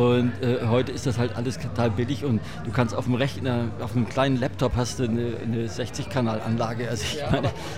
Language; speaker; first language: German; native; German